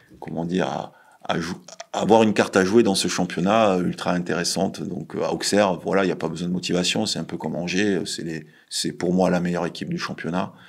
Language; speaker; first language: French; native; French